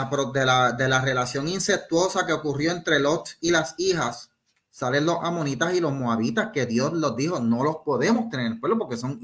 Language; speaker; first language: Spanish; native; Spanish